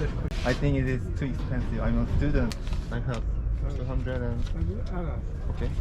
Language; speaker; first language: English; non-native, learner; Korean